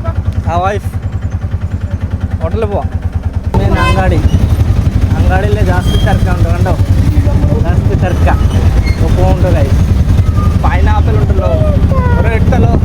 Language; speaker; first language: Malayalam; non-native, learner; Bangla